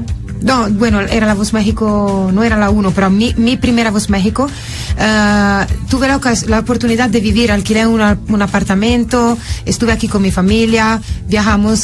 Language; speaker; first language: Spanish; non-native, fluent; Italian